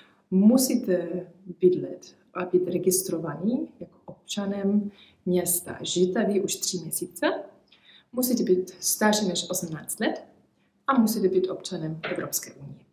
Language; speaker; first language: Czech; early bilingual, heritage; Czech